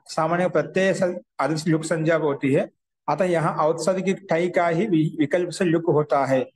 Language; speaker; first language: Hindi; non-native, local second language; Telugu